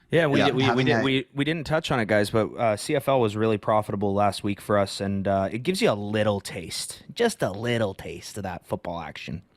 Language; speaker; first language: English; native; English